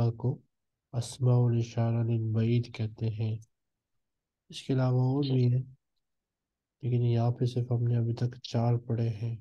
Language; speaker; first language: Urdu; native; Urdu